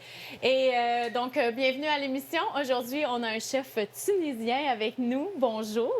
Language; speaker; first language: French; native; French